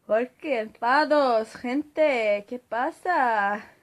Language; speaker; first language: Spanish; non-native, learner; Swedish